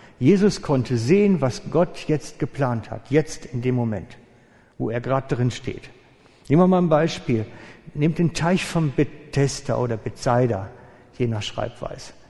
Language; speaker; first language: German; native; German